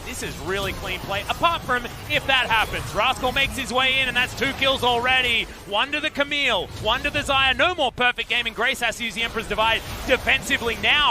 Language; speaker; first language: English; native; English